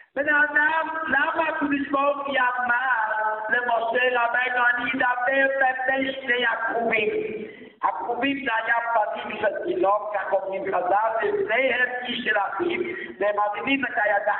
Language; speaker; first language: Hebrew; non-native, fluent; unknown